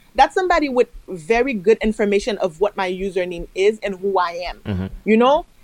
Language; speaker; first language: English; early bilingual, other home language; Haitian Creole